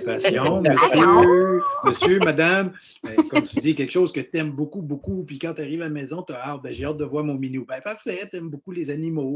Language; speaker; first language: French; native; French